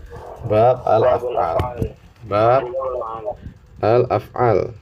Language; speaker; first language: Arabic; non-native, fluent; Indonesian